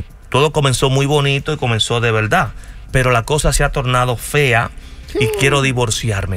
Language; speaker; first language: Spanish; native; Spanish